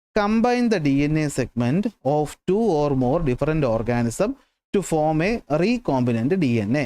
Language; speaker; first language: English; non-native, local second language; Malayalam